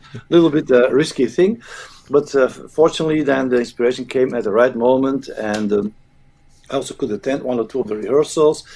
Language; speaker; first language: English; non-native, fluent; Dutch